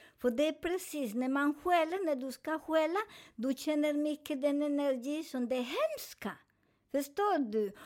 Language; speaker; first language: Swedish; non-native, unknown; Spanish